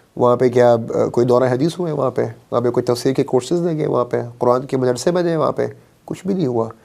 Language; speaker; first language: Urdu; early bilingual, heritage; Urdu